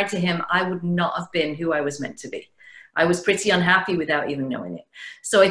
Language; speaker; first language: English; native; English